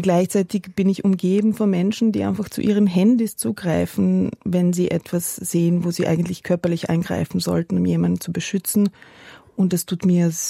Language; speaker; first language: German; non-native, fluent; Serbian